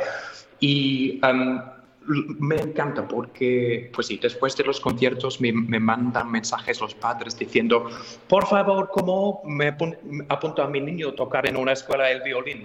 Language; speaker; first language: Spanish; non-native, fluent; English